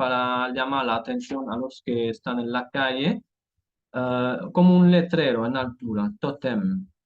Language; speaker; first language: Spanish; non-native, fluent; French